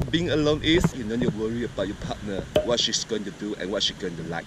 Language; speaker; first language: English; non-native, local second language; Chinese